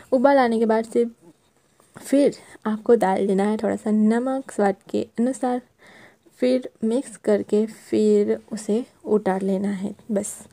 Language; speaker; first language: Hindi; non-native, local second language; Gujarati